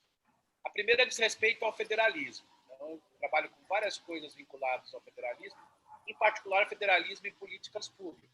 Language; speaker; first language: Portuguese; native; Portuguese